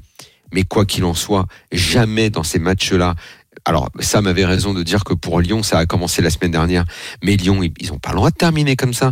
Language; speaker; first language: French; native; French